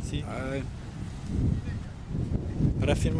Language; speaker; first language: Spanish; non-native, learner; French